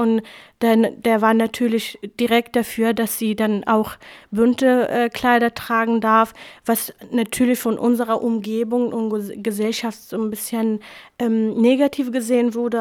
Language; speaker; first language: German; non-native, fluent; Kurdish